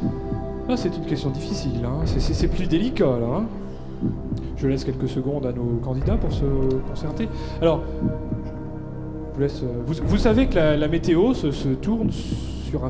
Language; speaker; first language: French; native; French